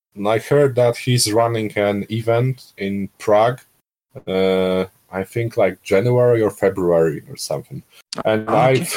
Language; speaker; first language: English; non-native, fluent; Polish